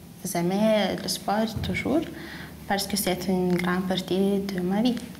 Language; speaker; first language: French; non-native, learner; Lithuanian